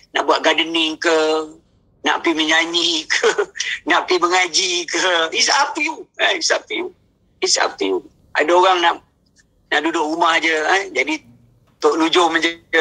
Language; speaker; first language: Malay; native; Malay